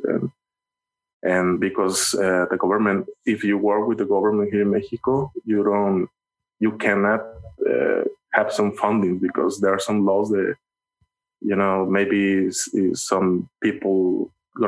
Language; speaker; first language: English; non-native, learner; Spanish